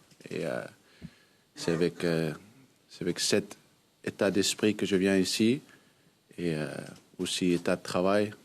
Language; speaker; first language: French; early bilingual, heritage; Danish